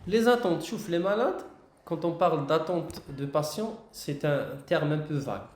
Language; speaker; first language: French; non-native, local second language; Arabic